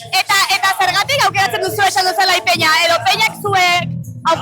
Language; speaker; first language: Basque; native; Basque